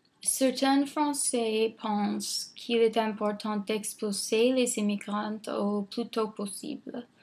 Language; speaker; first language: French; non-native, fluent; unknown